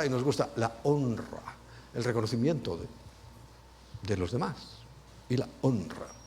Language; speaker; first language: Spanish; native; Spanish